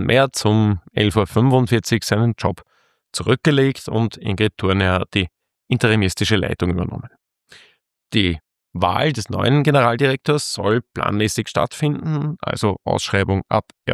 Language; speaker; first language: German; native; German